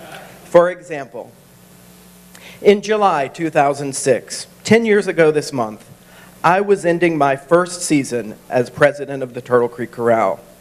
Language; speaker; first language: English; native; English